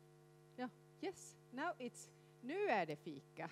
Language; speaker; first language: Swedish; native; Swedish